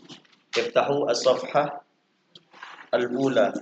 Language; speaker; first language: Arabic; non-native, fluent; Indonesian